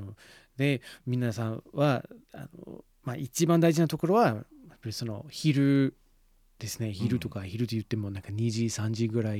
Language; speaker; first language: Japanese; non-native, fluent; English